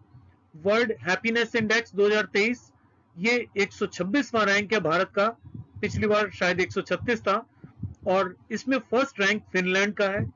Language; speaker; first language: Hindi; native; Hindi